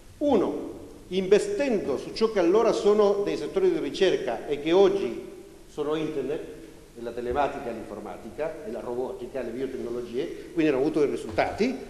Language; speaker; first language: Italian; non-native, fluent; Spanish